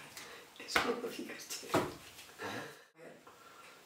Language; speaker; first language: German; non-native, learner; Spanish